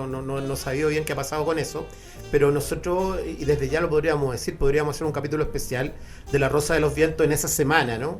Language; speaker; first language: Spanish; native; Spanish